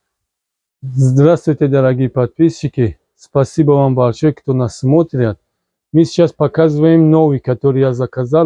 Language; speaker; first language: Russian; non-native, learner; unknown